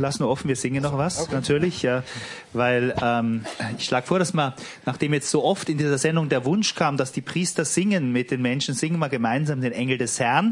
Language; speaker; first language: German; native; German